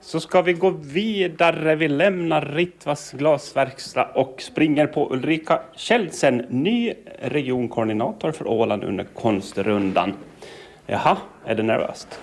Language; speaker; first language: Swedish; native; Swedish